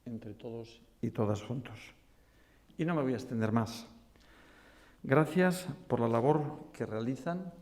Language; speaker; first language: Spanish; non-native, local second language; Basque